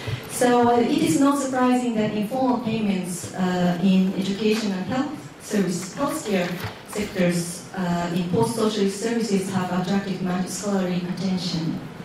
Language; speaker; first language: English; non-native, fluent; Japanese